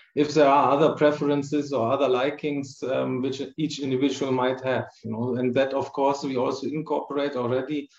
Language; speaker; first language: English; non-native, fluent; German